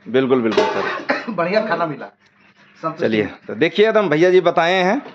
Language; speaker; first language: Hindi; native; Hindi